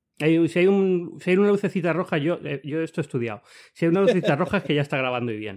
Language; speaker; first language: Spanish; native; Spanish